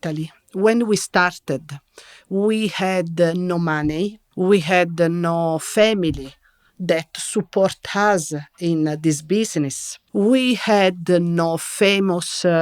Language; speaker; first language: English; non-native, learner; Italian